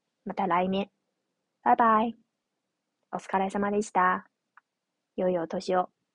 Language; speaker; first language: Japanese; non-native, fluent; Chinese